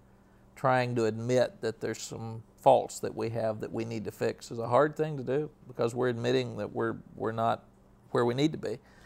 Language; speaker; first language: English; native; English